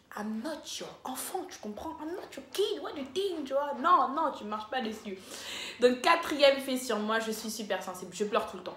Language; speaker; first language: French; early bilingual, other home language; Lingala